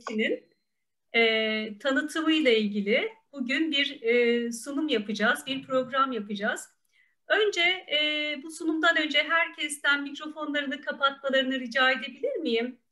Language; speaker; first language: Turkish; native; Turkish